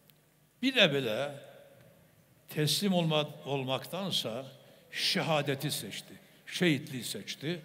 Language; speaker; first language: Turkish; native; Turkish